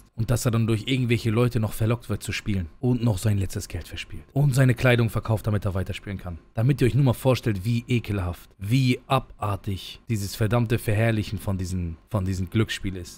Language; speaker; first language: German; native; German